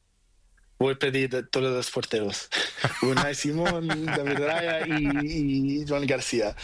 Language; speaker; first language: Spanish; non-native, learner; Portuguese